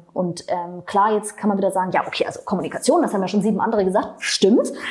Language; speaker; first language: German; native; German